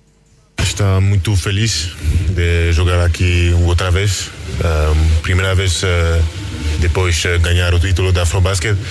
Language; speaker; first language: Portuguese; early bilingual, heritage; French